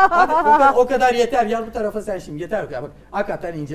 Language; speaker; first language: Turkish; native; Turkish